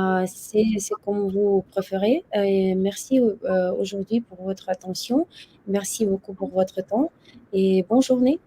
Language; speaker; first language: French; non-native, fluent; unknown